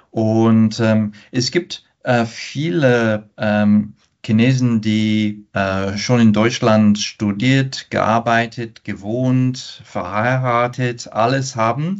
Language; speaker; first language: German; non-native, fluent; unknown